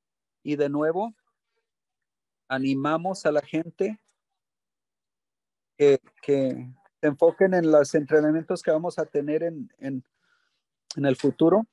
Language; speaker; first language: Spanish; early bilingual, heritage; English